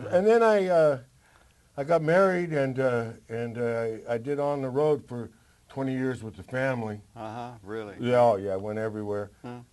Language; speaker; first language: English; native; English